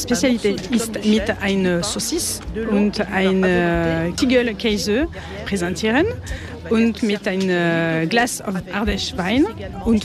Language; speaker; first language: German; non-native, learner; French